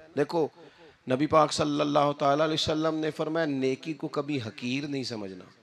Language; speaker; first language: Urdu; non-native, local second language; Punjabi